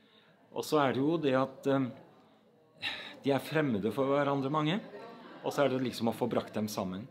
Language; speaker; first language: Norwegian; native; Norwegian